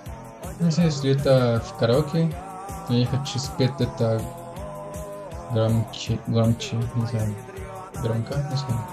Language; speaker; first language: Russian; non-native, learner; Spanish